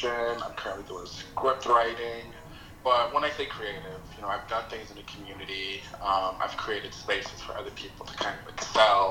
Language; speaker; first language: English; non-native, local second language; Yoruba